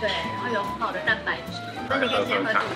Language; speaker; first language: Chinese; native; Chinese